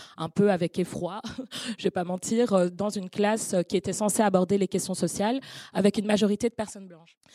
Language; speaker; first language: French; native; French